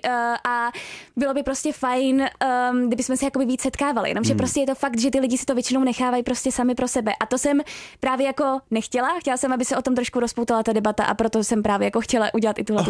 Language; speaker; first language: Czech; native; Czech